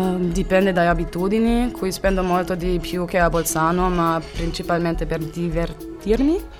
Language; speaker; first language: Italian; non-native, learner; German